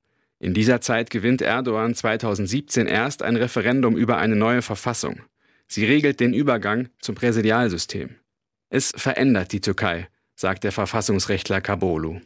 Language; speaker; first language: German; native; German